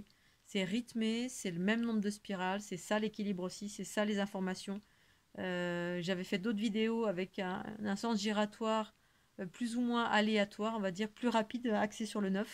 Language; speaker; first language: French; native; French